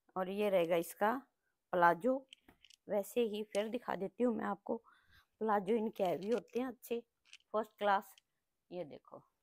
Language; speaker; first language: Hindi; native; Hindi